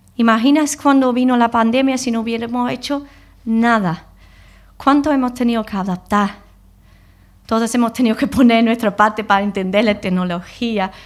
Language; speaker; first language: Spanish; non-native, fluent; English